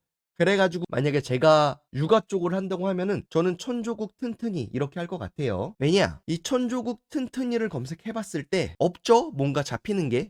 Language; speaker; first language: Korean; native; Korean